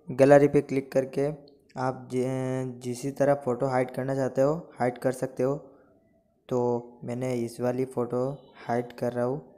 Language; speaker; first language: Hindi; native; Hindi